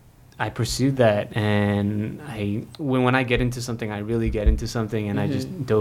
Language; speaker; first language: English; non-native, fluent; Filipino